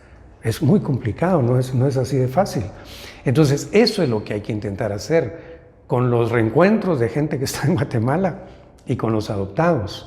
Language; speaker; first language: Spanish; native; Spanish